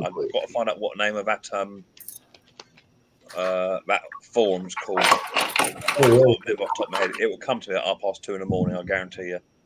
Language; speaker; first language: English; native; English